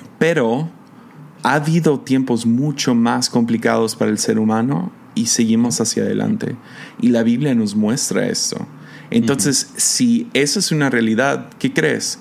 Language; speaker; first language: Spanish; non-native, fluent; English